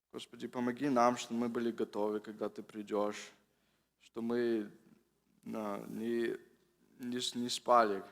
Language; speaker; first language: Russian; early bilingual, heritage; Russian